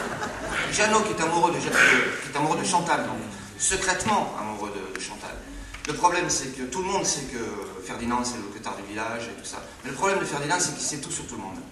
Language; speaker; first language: French; native; French